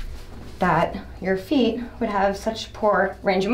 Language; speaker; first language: English; native; English